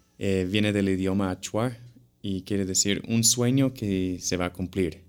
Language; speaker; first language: Spanish; non-native, fluent; English